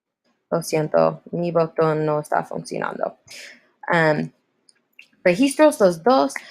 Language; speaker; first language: Spanish; non-native, learner; English